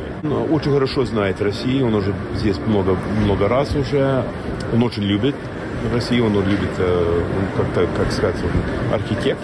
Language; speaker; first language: Russian; non-native, learner; English